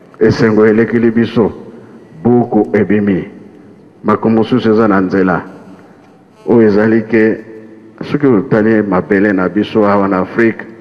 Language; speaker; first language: Lingala; non-native, local second language; Kongo